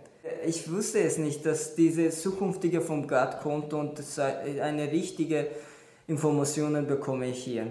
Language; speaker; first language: German; non-native, learner; Persian